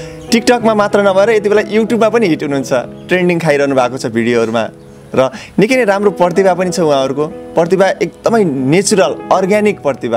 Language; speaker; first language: Nepali; native; Nepali